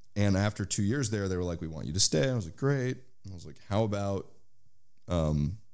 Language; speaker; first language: English; native; English